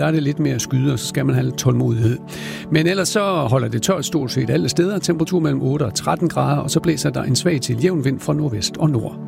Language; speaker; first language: Danish; native; Danish